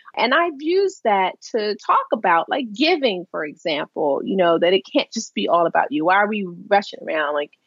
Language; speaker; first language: English; native; English